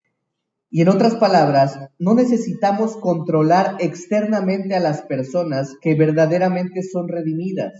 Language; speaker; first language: Spanish; native; Spanish